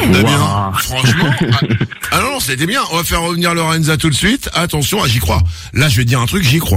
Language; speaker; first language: French; native; French